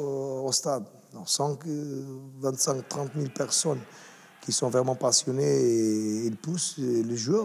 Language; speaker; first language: French; non-native, fluent; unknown